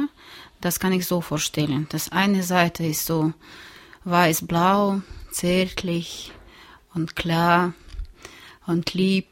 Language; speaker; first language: German; non-native, learner; Russian